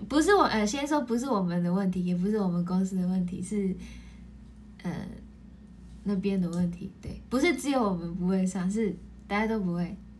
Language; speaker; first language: Chinese; non-native, fluent; Japanese